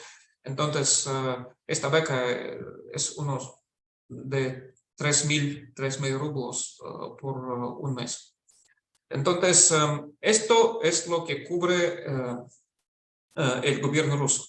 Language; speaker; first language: Spanish; non-native, fluent; Russian